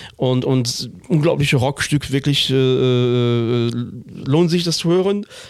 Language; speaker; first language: German; non-native, fluent; French